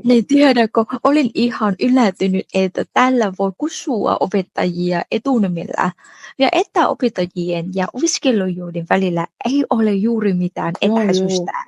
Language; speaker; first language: Finnish; non-native, fluent; Vietnamese